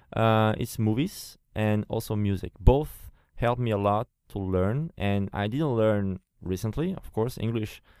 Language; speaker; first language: English; non-native, fluent; Portuguese